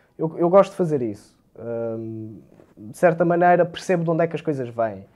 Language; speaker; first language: Portuguese; early bilingual, other home language; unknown